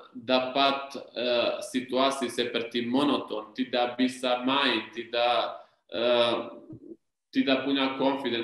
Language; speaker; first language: Indonesian; non-native, learner; Serbian